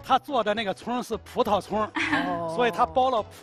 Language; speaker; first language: Chinese; native; Chinese